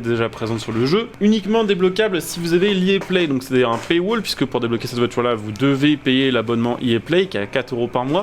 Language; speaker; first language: French; native; French